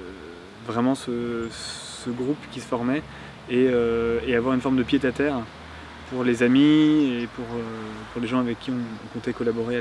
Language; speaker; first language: French; native; French